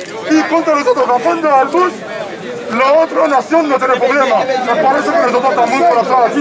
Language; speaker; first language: Spanish; non-native, learner; Haitian Creole